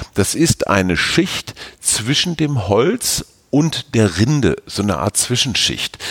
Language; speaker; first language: German; native; German